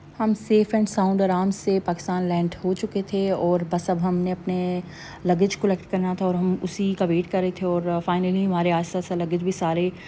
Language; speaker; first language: Urdu; native; Urdu